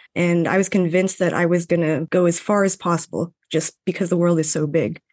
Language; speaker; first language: English; non-native, fluent; Filipino